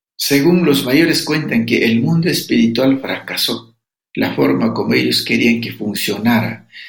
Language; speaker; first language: Spanish; non-native, local second language; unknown